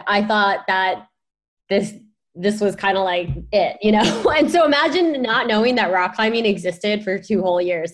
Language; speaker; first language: English; native; English